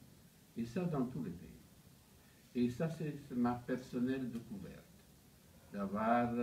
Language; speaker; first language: French; non-native, fluent; Italian